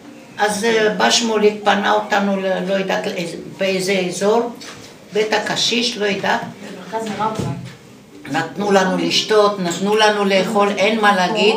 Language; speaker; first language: Hebrew; non-native, fluent; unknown